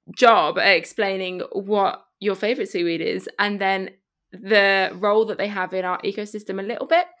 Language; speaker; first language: English; early bilingual, other home language; Spanish